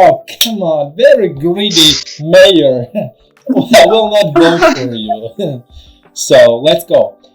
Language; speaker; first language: English; non-native, fluent; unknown